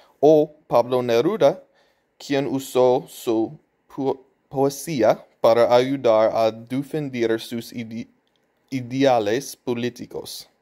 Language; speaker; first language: Spanish; non-native, fluent; English